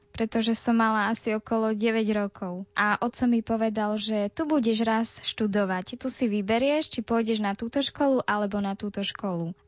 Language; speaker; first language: Slovak; native; Slovak